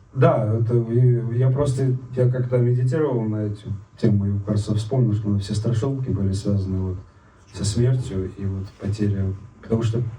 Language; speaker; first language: Russian; native; Russian